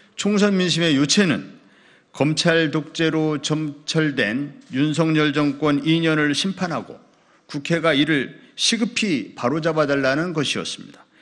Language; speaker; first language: Korean; native; Korean